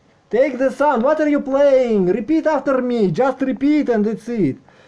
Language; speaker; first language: English; non-native, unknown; Russian